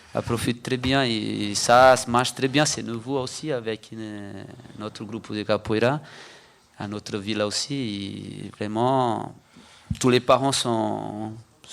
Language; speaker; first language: French; non-native, fluent; Portuguese